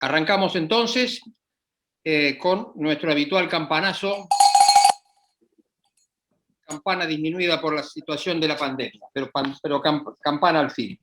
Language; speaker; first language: Spanish; native; Spanish